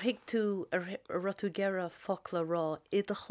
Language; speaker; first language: Irish; native; Irish